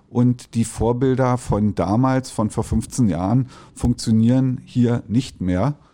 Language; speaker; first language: German; native; German